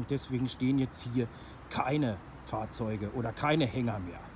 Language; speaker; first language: German; native; German